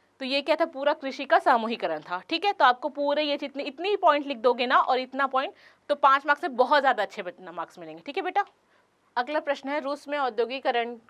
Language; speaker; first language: Hindi; native; Hindi